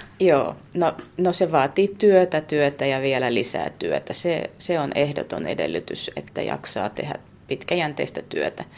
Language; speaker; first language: Finnish; native; Finnish